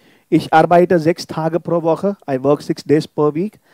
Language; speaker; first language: German; non-native, fluent; Hindi